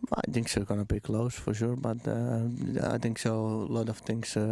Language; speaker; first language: English; non-native, fluent; Finnish